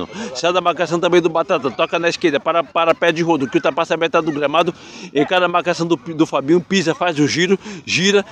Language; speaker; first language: Portuguese; native; Portuguese